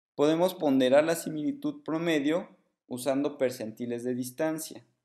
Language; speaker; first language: Spanish; native; Spanish